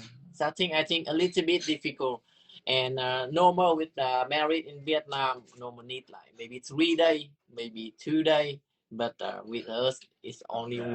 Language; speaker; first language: English; non-native, learner; Vietnamese